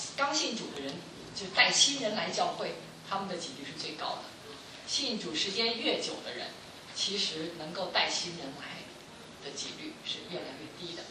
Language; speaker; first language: Chinese; non-native, local second language; Cantonese